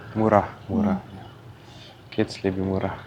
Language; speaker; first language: Indonesian; non-native, learner; German